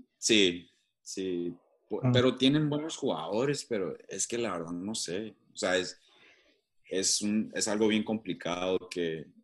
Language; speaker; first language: Spanish; early bilingual, heritage; Spanish